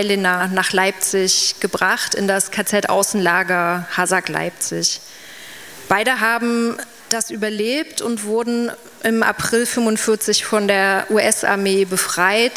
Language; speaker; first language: German; native; German